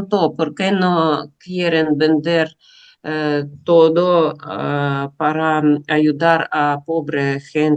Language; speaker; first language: Spanish; non-native, learner; Russian